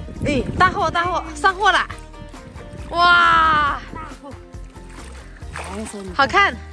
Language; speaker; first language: Chinese; non-native, local second language; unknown